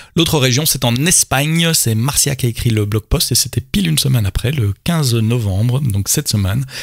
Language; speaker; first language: French; native; French